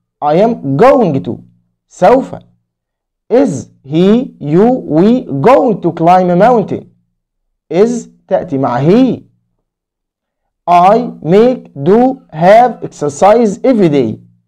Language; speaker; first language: English; non-native, fluent; Arabic